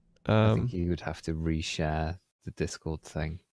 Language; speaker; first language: English; native; English